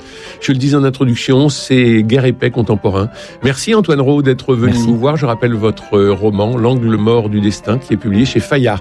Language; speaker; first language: French; native; French